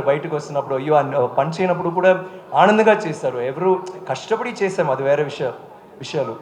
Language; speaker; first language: Telugu; non-native, local second language; Tamil